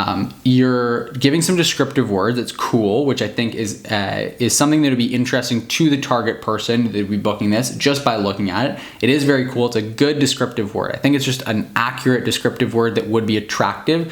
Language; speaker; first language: English; native; English